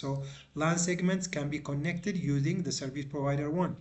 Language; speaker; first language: English; non-native, local second language; Amharic